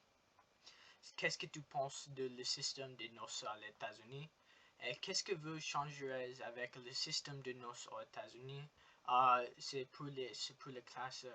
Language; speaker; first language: French; non-native, learner; English